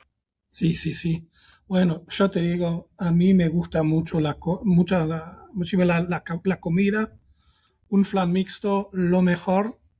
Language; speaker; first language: Spanish; non-native, fluent; German